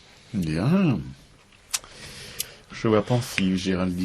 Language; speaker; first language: French; native; French